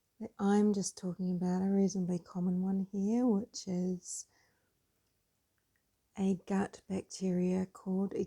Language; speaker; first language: English; native; English